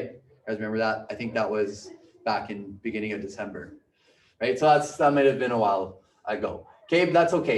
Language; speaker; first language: English; native; English